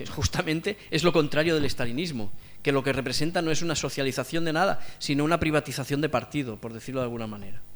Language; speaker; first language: Spanish; non-native, local second language; Catalan